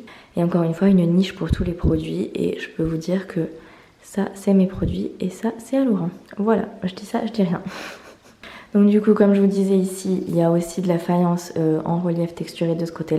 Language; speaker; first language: French; native; French